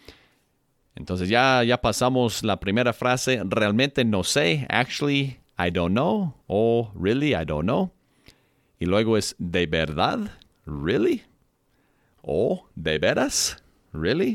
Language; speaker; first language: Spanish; non-native, fluent; English